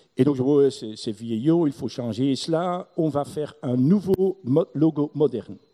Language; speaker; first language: French; non-native, local second language; Dutch